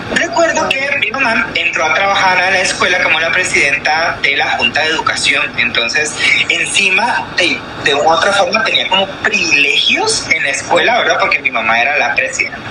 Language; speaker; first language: Spanish; native; Spanish